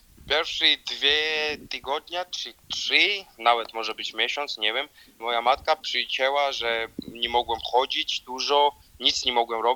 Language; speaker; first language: Polish; non-native, learner; Georgian